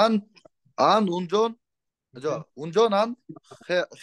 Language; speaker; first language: Korean; non-native, learner; Kyrgyz